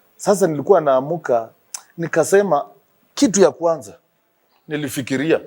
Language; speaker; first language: Swahili; non-native, local second language; Luyia